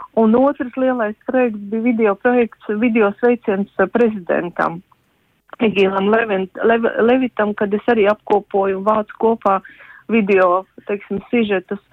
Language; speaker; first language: Latvian; native; Latvian